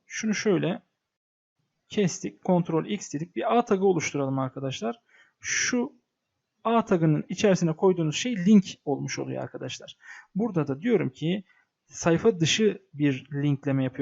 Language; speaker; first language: Turkish; native; Turkish